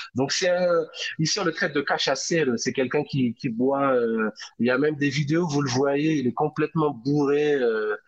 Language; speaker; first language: French; native; French